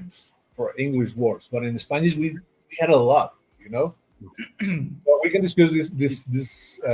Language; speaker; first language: English; non-native, fluent; Spanish